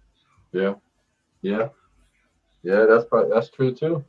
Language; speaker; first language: English; native; English